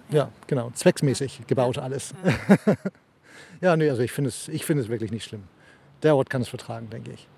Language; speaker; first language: German; early bilingual, heritage; German